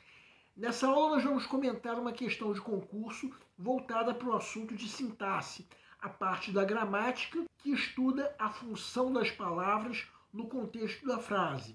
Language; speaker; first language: Portuguese; native; Portuguese